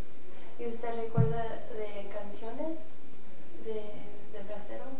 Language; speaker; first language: Spanish; early bilingual, heritage; Spanish